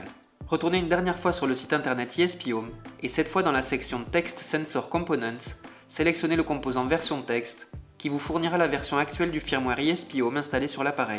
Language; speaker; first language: French; native; French